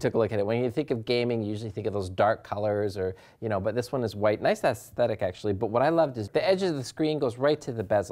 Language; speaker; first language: English; native; English